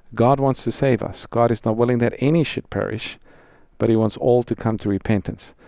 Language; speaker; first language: English; native; English